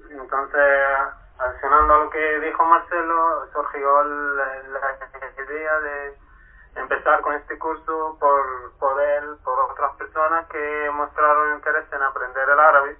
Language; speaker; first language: Spanish; non-native, fluent; Arabic